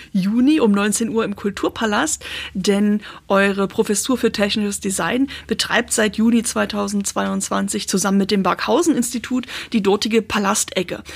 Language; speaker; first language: German; native; German